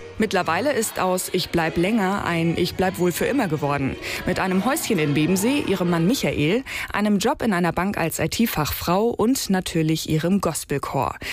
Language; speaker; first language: German; native; German